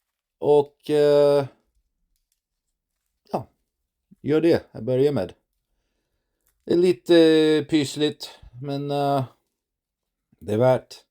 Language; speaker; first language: Swedish; non-native, learner; English